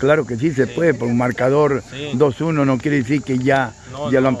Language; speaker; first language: Spanish; native; Spanish